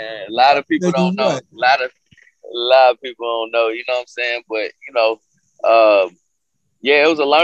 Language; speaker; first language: English; native; English